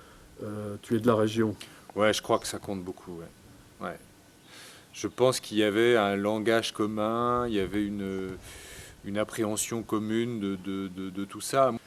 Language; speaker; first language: French; native; French